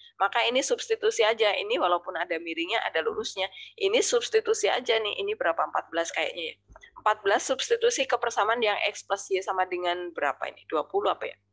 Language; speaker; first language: Indonesian; native; Indonesian